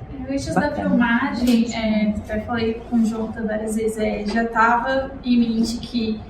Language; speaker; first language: Portuguese; native; Portuguese